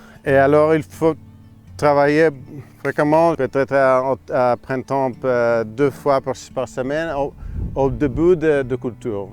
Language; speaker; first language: French; non-native, fluent; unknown